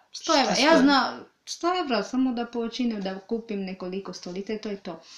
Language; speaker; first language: Serbian; non-native, learner; Swahili